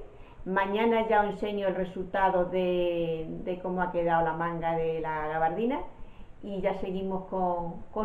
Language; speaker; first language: Spanish; native; Spanish